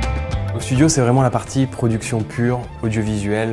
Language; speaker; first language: French; native; French